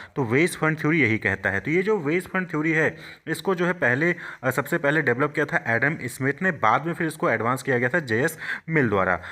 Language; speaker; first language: Hindi; native; Hindi